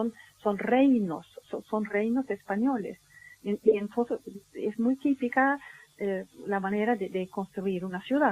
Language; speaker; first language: Spanish; non-native, fluent; Swedish